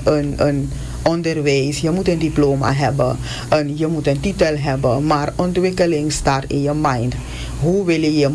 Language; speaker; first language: Dutch; non-native, local second language; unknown